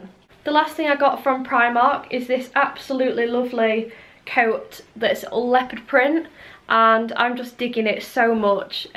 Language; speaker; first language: English; native; English